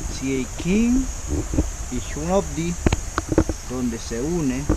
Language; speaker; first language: Spanish; non-native, local second language; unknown